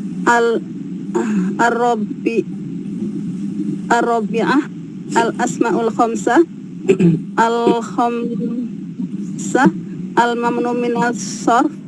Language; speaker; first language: Arabic; non-native, learner; Indonesian